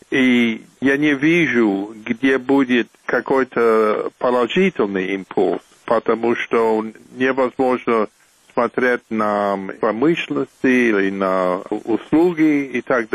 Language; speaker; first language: Russian; non-native, fluent; English